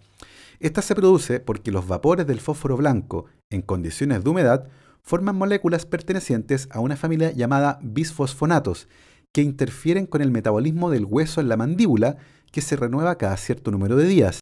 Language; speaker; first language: Spanish; native; Spanish